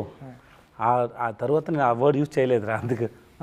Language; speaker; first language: Telugu; non-native, learner; Tamil